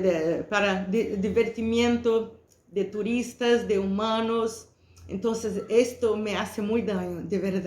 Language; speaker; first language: Spanish; non-native, fluent; Portuguese